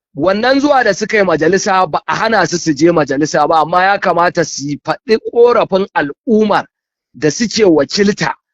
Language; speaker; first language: Hausa; native; Hausa